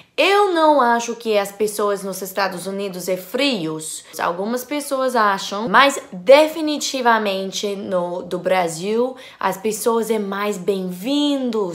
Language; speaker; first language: Portuguese; non-native, learner; English